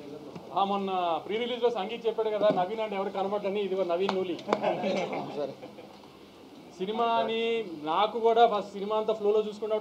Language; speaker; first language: Telugu; native; Telugu